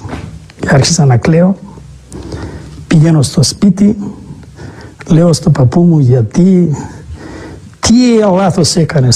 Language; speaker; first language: Greek; non-native, local second language; Macedonian